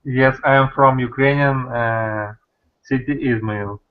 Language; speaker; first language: English; non-native, learner; Russian